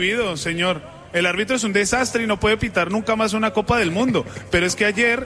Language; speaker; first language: Spanish; native; Spanish